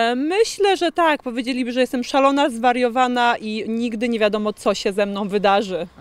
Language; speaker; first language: Polish; native; Polish